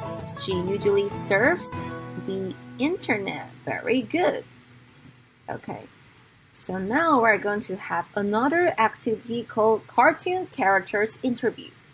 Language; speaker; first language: English; non-native, fluent; Chinese